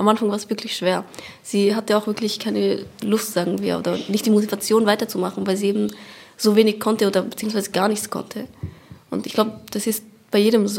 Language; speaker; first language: German; early bilingual, other home language; Persian